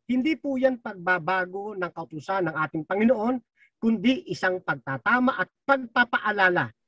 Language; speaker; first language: Filipino; native; Filipino